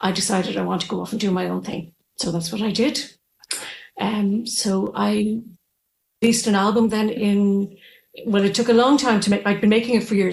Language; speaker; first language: English; native; English